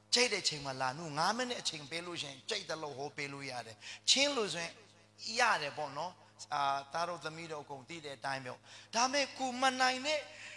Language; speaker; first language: Burmese; non-native, local second language; Hakha Chin